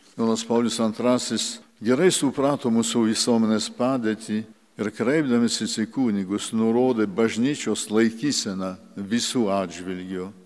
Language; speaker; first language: Lithuanian; early bilingual, heritage; Lithuanian